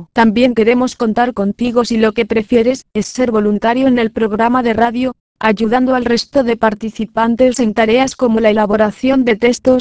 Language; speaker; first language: Spanish; native; Spanish